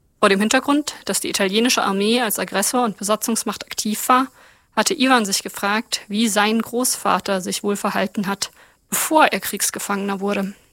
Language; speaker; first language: German; native; German